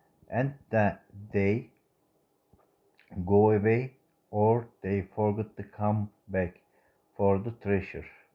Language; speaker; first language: English; non-native, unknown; Turkish